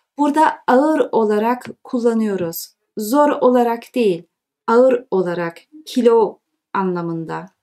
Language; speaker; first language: Turkish; early bilingual, heritage; Turkish